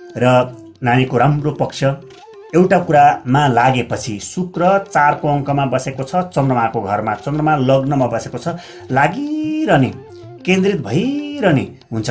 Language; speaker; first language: Nepali; native; Nepali